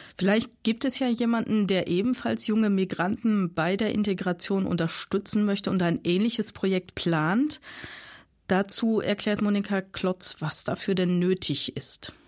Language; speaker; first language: German; native; German